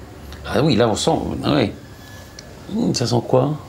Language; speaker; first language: French; native; French